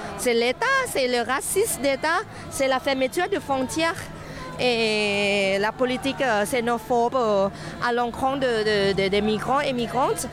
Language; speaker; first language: French; non-native, fluent; Thai